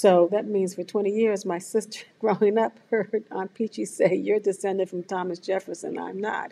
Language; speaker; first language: English; native; English